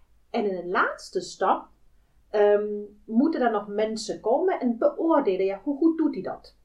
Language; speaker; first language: Dutch; non-native, fluent; German